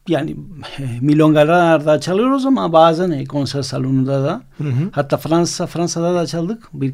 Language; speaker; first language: Turkish; non-native, fluent; Spanish